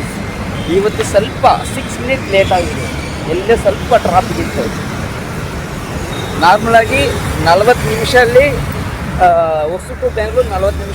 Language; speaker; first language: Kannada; non-native, local second language; Tamil